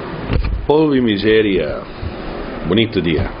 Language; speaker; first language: Spanish; early bilingual, heritage; English